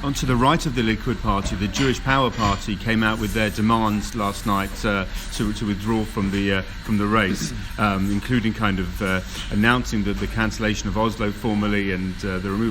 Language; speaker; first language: English; native; English